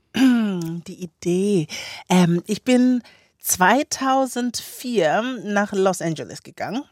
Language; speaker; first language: German; native; German